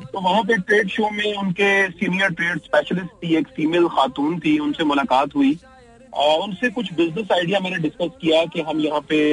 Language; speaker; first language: Urdu; non-native, local second language; Bangla